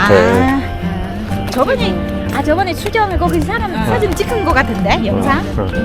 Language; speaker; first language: Korean; non-native, fluent; Vietnamese